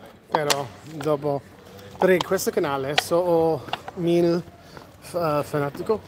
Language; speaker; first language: Italian; non-native, learner; English